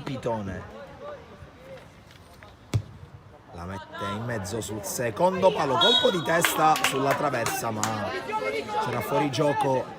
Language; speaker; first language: Italian; native; Italian